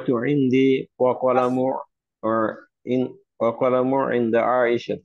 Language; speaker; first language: Arabic; non-native, learner; Bangla